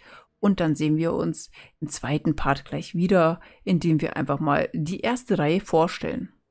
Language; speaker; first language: German; native; German